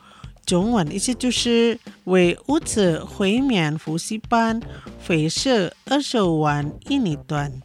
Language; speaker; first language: Chinese; non-native, fluent; Indonesian